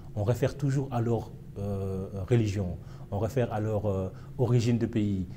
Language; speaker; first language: French; non-native, local second language; Wolof